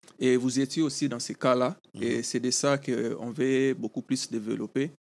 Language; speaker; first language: French; non-native, local second language; Lingala